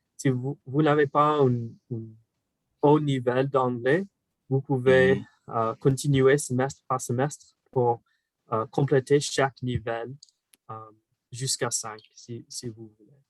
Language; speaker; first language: French; non-native, fluent; English